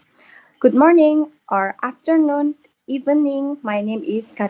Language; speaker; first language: English; non-native, learner; Indonesian